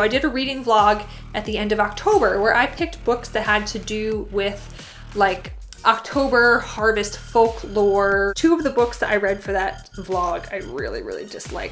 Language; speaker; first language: English; native; English